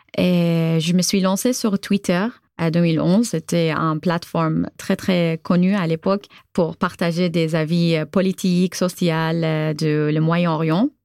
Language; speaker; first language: French; non-native, fluent; Arabic